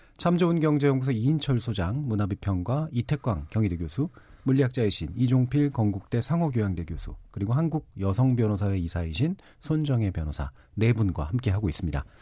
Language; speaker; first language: Korean; native; Korean